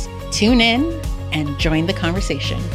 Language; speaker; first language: English; native; English